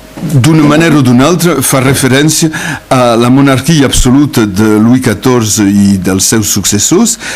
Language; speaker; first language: Catalan; non-native, local second language; French